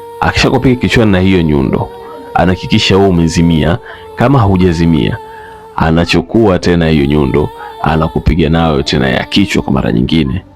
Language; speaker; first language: Swahili; native; Swahili